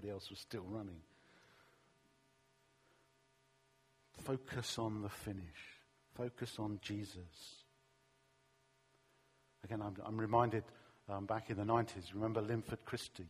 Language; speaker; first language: English; native; English